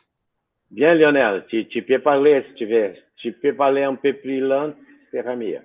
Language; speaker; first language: French; non-native, fluent; Portuguese